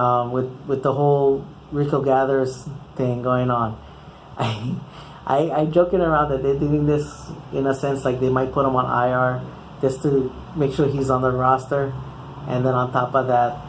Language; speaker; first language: English; native; English